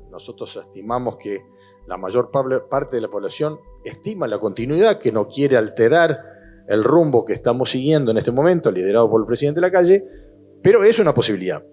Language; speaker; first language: Spanish; native; Spanish